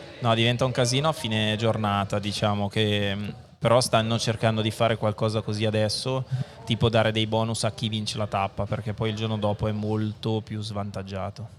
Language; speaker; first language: Italian; native; Italian